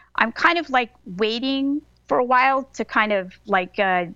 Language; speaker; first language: English; native; English